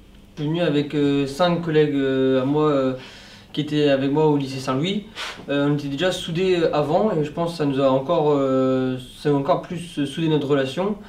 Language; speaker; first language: French; native; French